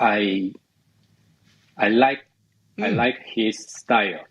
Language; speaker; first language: English; non-native, learner; Chinese